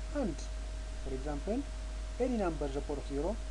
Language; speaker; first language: English; non-native, local second language; Amharic